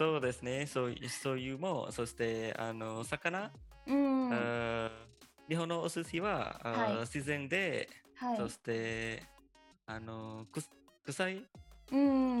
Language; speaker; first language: Japanese; non-native, fluent; Indonesian